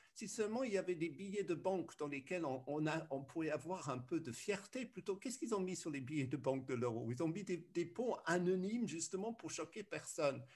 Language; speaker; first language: French; early bilingual, other home language; English